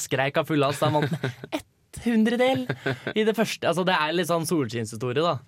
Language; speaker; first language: Norwegian; native; Norwegian